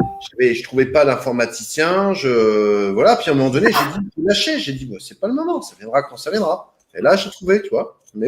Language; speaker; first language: French; native; French